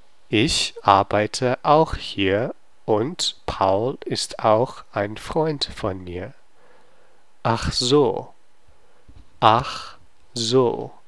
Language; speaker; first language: German; non-native, learner; English